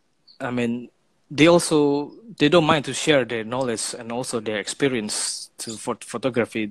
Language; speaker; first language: English; non-native, fluent; Indonesian